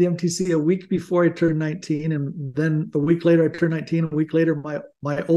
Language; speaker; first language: English; native; English